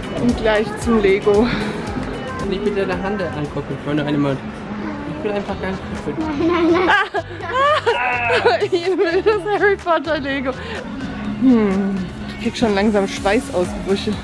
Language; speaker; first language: German; native; German